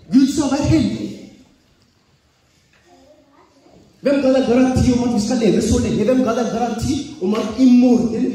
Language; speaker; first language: Norwegian; early bilingual, other home language; Oromo